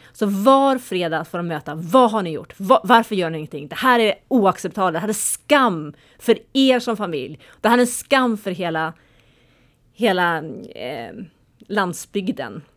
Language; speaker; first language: Swedish; native; Swedish